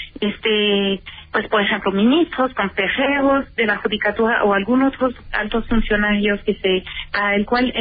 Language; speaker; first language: Spanish; native; Spanish